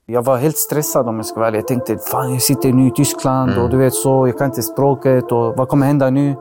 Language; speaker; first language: Swedish; early bilingual, other home language; Arabic